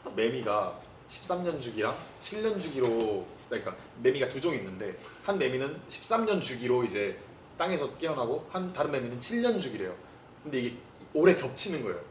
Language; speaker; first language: Korean; early bilingual, heritage; Korean